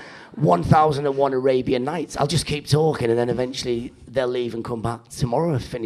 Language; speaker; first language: English; native; English